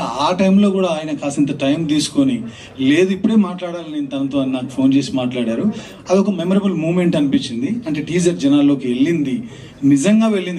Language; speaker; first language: Telugu; native; Telugu